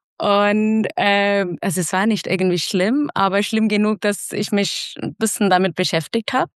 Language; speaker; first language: German; non-native, fluent; Hindi